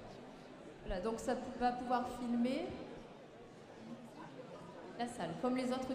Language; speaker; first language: French; native; French